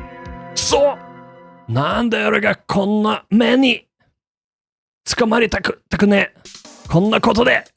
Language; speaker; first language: Japanese; non-native, learner; English